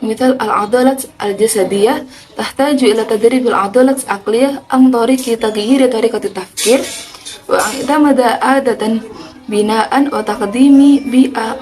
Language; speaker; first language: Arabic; non-native, learner; Indonesian